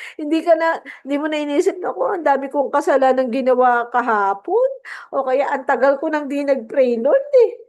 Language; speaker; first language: Filipino; non-native, local second language; Cebuano